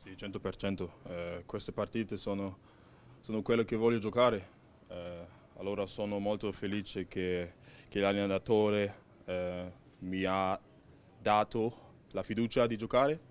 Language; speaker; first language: Italian; non-native, learner; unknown